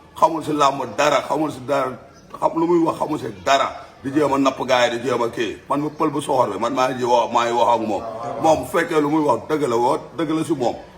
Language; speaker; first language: Wolof; native; Wolof